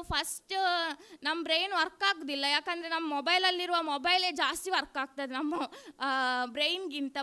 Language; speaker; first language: Kannada; non-native, local second language; Tulu